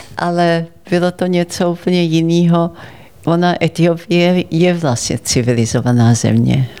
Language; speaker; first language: Czech; early bilingual, heritage; Czech